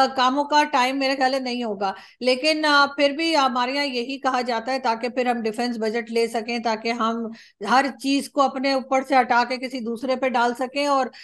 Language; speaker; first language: Urdu; native; Urdu